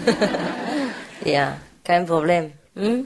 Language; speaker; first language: German; non-native, fluent; Vietnamese